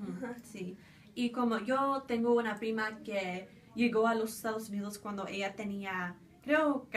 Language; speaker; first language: Spanish; early bilingual, other home language; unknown